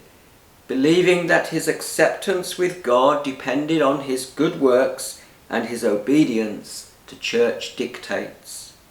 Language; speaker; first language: English; native; English